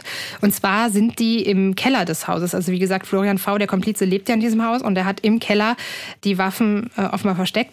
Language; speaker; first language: German; native; German